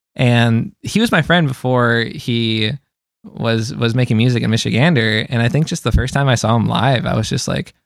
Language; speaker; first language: English; native; English